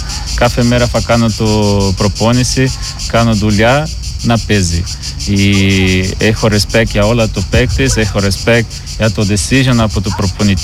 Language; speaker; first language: Greek; non-native, learner; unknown